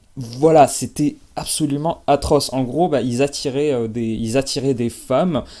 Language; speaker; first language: French; non-native, local second language; Arabic